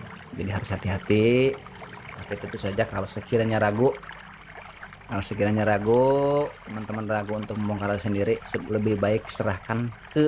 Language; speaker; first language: Indonesian; non-native, local second language; Sundanese